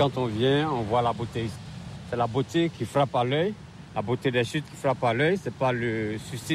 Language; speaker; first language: French; non-native, fluent; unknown